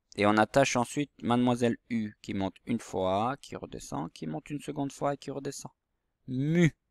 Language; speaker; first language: French; native; French